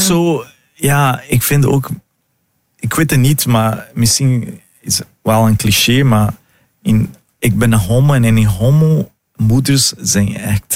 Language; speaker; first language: Dutch; non-native, learner; Portuguese